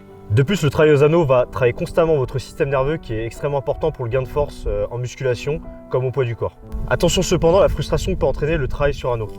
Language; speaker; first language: French; native; French